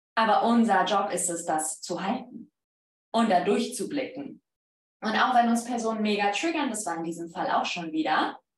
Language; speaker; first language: German; non-native, fluent; Polish